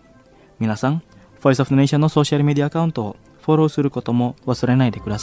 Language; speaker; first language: Japanese; non-native, fluent; Indonesian